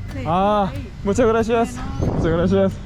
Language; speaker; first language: Spanish; non-native, learner; Korean